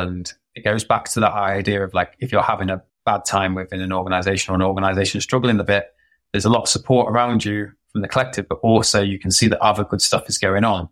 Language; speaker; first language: English; native; English